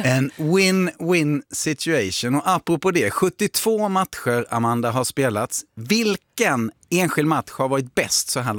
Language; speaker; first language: Swedish; native; Swedish